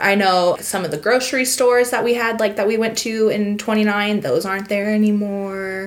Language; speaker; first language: English; native; English